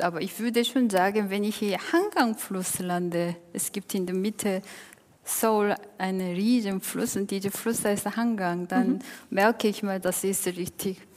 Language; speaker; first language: German; non-native, fluent; Korean